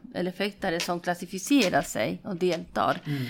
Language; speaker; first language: Swedish; non-native, fluent; Spanish